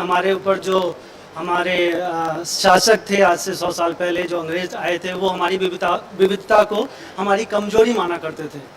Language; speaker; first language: Hindi; native; Hindi